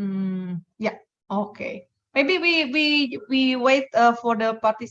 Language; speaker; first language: English; non-native, fluent; Indonesian